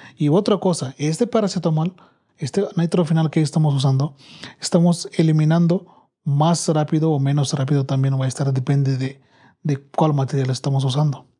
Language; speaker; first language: Spanish; non-native, learner; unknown